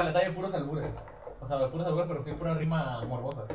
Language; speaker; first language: Spanish; native; Spanish